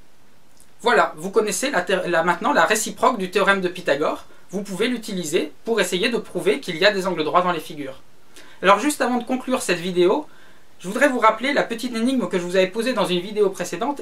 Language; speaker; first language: French; native; French